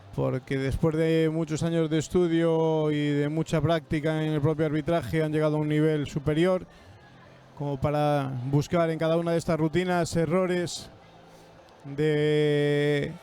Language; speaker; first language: Spanish; native; Spanish